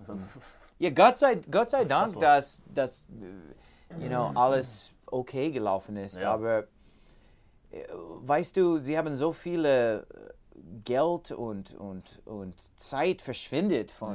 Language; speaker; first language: German; non-native, learner; English